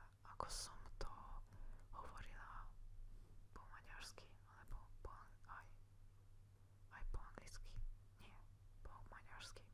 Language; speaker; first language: Slovak; non-native, local second language; Hungarian